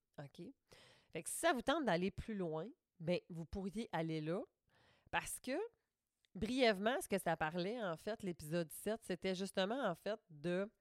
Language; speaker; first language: French; native; French